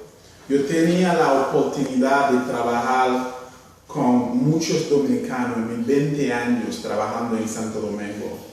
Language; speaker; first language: Spanish; non-native, fluent; Haitian Creole